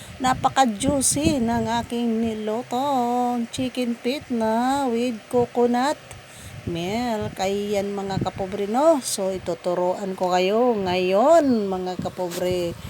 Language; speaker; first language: Filipino; non-native, local second language; Cebuano